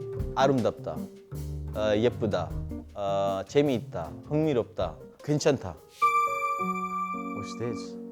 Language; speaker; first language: Korean; non-native, fluent; Hindi